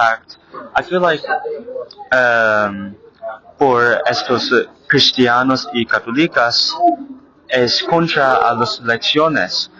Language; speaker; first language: Spanish; non-native, learner; English